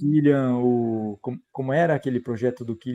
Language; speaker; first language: Portuguese; native; Portuguese